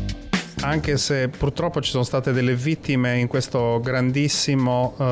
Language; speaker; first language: Italian; native; Italian